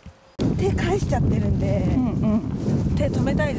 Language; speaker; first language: Japanese; native; Japanese